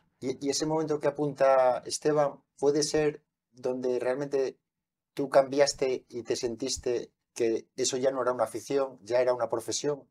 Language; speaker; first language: Spanish; native; Spanish